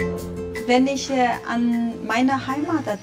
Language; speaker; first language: German; non-native, learner; Chinese